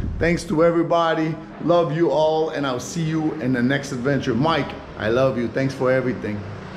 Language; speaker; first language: English; non-native, local second language; French